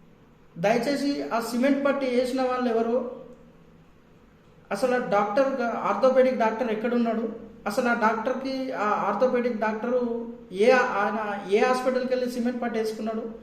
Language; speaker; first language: Telugu; native; Telugu